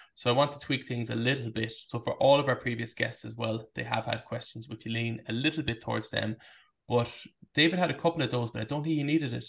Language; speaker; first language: English; native; English